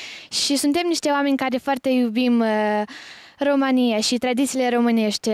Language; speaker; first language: Romanian; early bilingual, heritage; Romanian